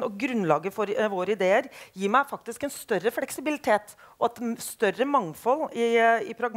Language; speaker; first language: Norwegian; native; Norwegian